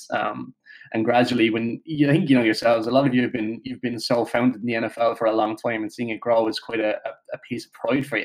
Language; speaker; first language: English; native; English